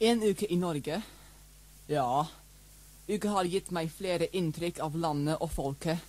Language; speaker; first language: Norwegian; non-native, learner; English